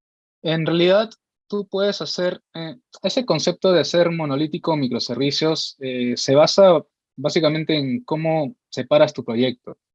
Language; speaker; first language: Spanish; native; Spanish